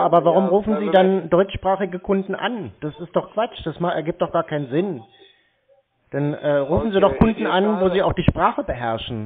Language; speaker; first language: German; native; German